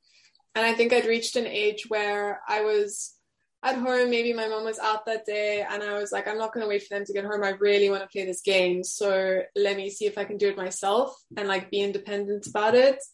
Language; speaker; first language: English; native; English